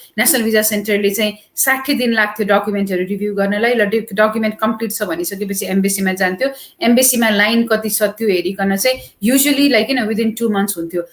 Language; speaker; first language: Nepali; native; Nepali